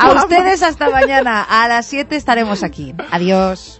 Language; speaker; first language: Spanish; native; Spanish